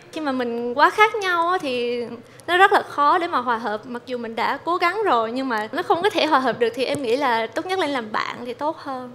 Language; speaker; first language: Vietnamese; native; Vietnamese